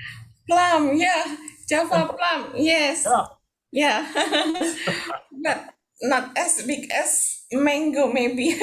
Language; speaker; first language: English; non-native, learner; Indonesian